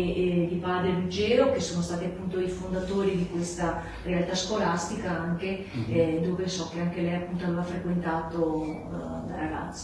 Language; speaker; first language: Italian; native; Italian